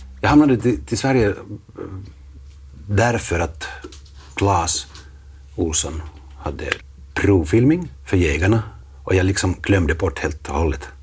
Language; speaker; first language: Swedish; non-native, fluent; Finnish